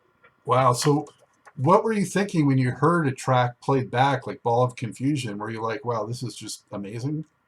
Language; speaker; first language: English; native; English